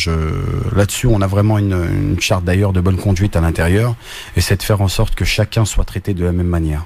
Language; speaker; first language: French; native; French